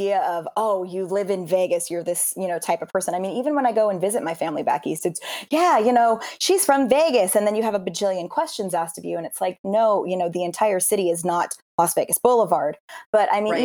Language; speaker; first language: English; native; English